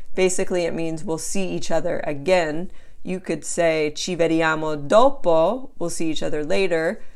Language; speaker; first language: English; native; English